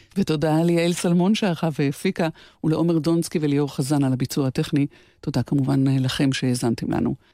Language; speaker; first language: Hebrew; native; Hebrew